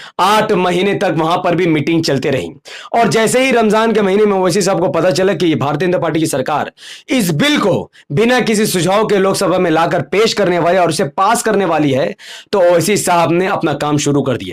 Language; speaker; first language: Hindi; native; Hindi